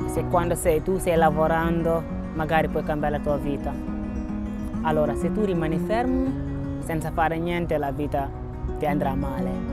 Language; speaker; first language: Italian; non-native, learner; Wolof